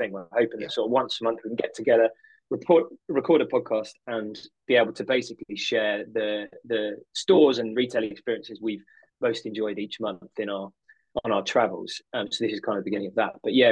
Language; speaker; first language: English; native; English